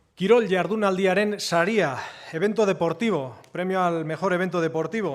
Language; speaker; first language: Spanish; native; Spanish